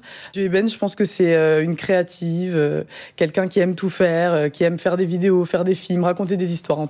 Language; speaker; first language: French; native; French